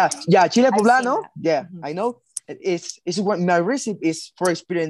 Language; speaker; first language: English; non-native, learner; Spanish